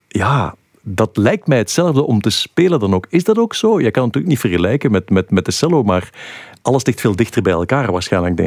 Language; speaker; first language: Dutch; native; Dutch